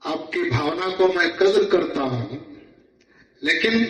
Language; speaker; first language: Hindi; non-native, local second language; Kannada